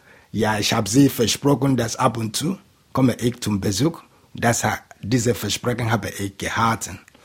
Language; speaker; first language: German; non-native, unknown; Igbo